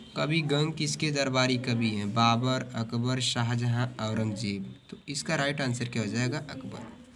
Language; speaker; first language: Hindi; native; Hindi